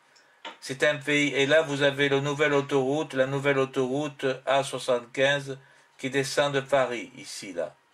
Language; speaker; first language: French; native; French